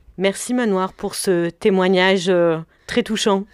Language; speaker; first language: French; native; French